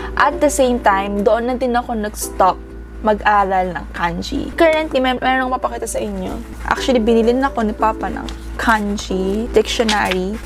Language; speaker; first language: Filipino; early bilingual, heritage; Japanese